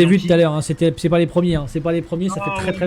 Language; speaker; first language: French; native; French